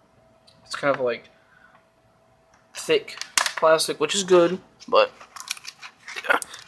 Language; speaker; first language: English; native; English